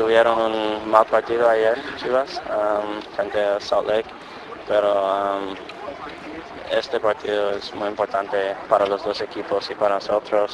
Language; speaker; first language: Spanish; non-native, fluent; English